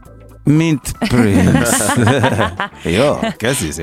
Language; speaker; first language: Hungarian; non-native, fluent; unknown